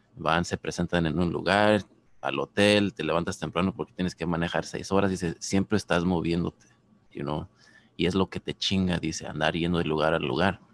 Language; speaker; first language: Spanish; early bilingual, heritage; Spanish